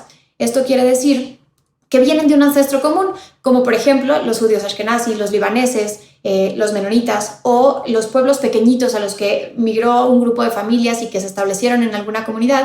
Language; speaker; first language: Spanish; native; Spanish